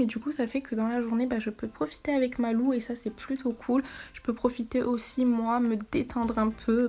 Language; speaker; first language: French; native; French